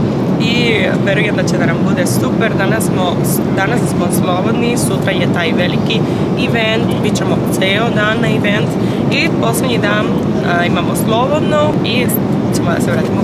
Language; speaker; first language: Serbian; early bilingual, heritage; Serbian